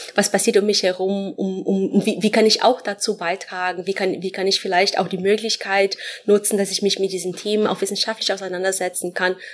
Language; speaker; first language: German; non-native, fluent; Portuguese